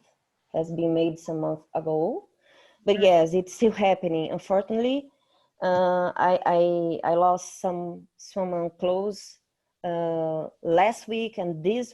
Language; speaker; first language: English; non-native, fluent; Portuguese